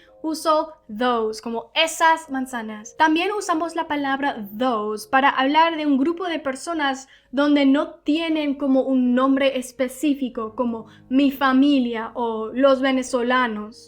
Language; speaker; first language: Spanish; non-native, fluent; English